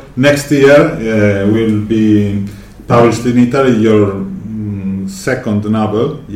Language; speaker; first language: English; non-native, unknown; Italian